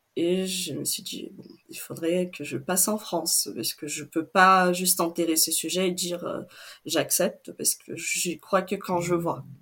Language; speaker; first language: French; non-native, fluent; Portuguese